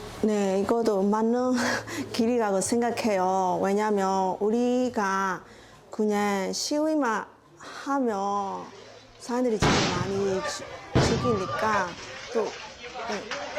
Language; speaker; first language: Korean; non-native, learner; Burmese